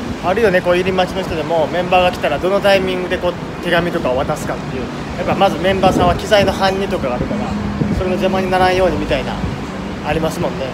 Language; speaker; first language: Japanese; native; Japanese